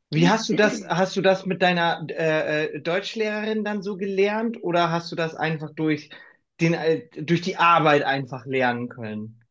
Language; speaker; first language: German; native; German